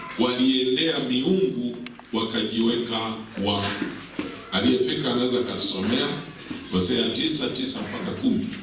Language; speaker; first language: Swahili; native; Swahili